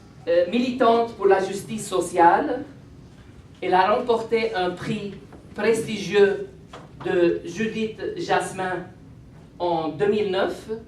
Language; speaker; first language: French; non-native, fluent; Arabic